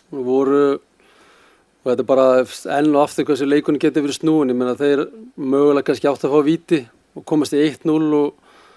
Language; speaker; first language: Icelandic; native; Icelandic